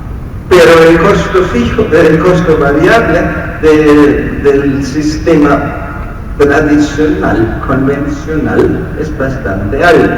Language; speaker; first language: Spanish; non-native, fluent; English